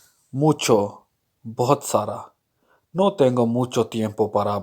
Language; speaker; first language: Spanish; non-native, fluent; Urdu